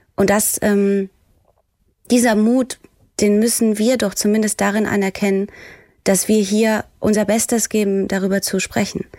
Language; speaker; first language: German; early bilingual, other home language; Persian